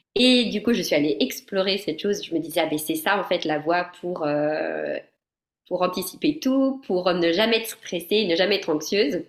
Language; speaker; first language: French; non-native, fluent; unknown